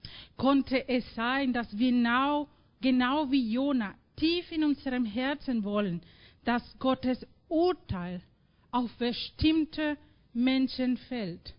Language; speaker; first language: German; non-native, fluent; Spanish